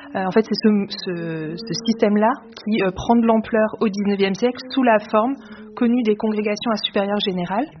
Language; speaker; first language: French; native; French